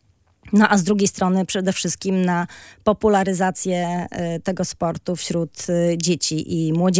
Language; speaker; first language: Polish; native; Polish